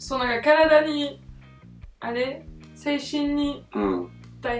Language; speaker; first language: Japanese; non-native, learner; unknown